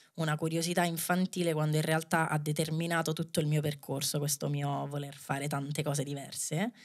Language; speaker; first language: Italian; native; Italian